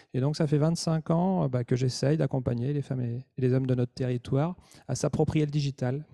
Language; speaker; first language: French; native; French